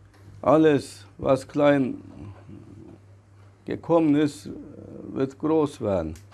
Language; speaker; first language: German; non-native, fluent; Turkish